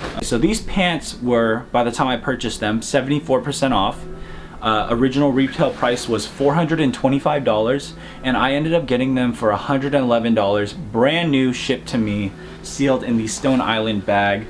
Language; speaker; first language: English; native; English